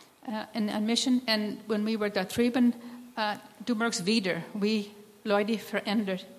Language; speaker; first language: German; non-native, learner; English